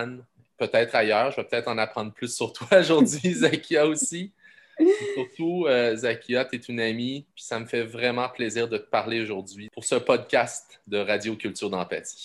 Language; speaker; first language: French; native; French